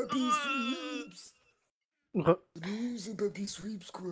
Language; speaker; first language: French; native; French